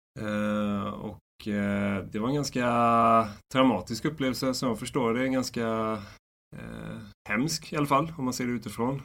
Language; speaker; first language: Swedish; native; Swedish